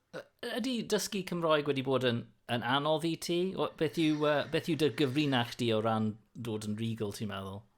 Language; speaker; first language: Welsh; non-native, local second language; English